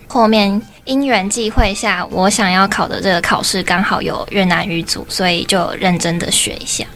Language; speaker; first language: Chinese; native; Chinese